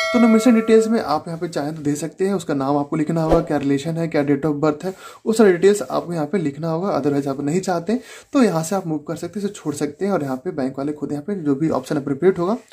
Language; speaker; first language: Hindi; native; Hindi